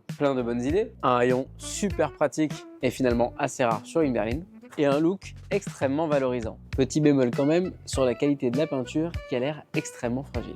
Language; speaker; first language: French; native; French